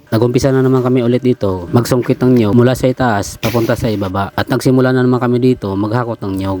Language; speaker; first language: Filipino; non-native, local second language; Bikol